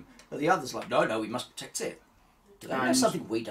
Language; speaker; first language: English; native; English